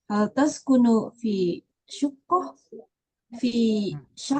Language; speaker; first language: Arabic; non-native, learner; Indonesian